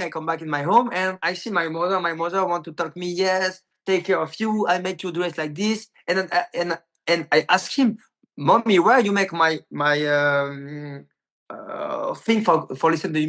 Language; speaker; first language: English; non-native, learner; French